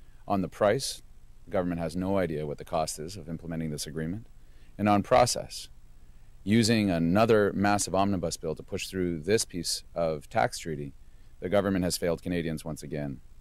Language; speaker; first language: English; native; English